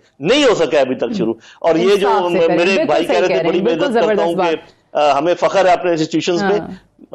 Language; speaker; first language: Urdu; native; Urdu